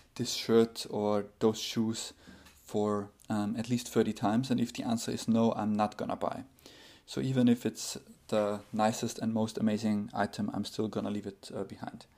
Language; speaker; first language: English; non-native, fluent; German